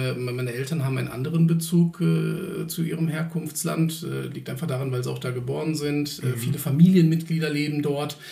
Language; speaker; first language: German; early bilingual, other home language; Turkish